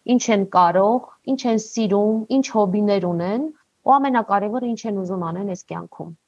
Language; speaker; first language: Armenian; native; Armenian